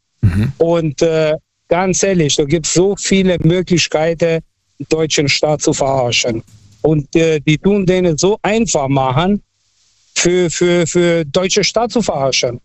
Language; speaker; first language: German; non-native, fluent; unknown